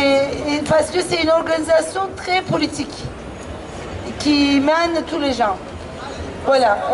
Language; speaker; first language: French; non-native, fluent; Turkish